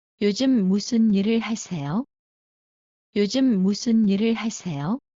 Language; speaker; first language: Korean; non-native, learner; Bangla